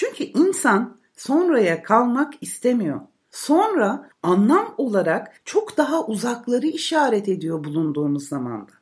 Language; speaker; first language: Turkish; native; Turkish